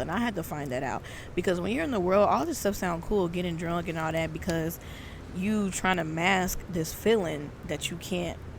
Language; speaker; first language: English; native; English